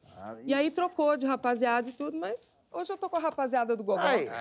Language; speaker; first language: Portuguese; native; Portuguese